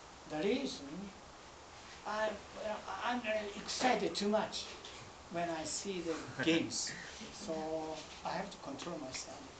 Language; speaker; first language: English; non-native, fluent; Japanese